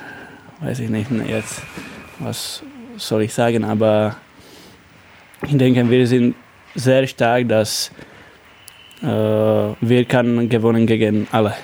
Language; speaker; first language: German; non-native, learner; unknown